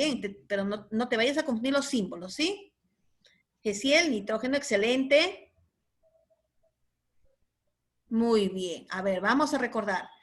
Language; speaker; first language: Spanish; native; Spanish